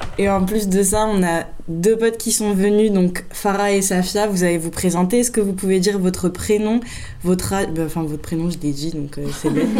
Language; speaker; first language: French; native; French